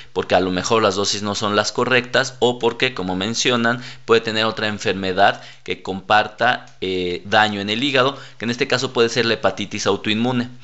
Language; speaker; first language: Spanish; native; Spanish